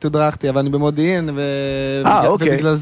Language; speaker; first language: Hebrew; native; Hebrew